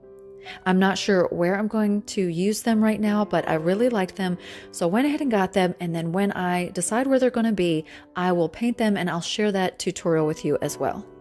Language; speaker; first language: English; native; English